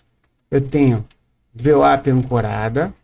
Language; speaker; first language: Portuguese; native; Portuguese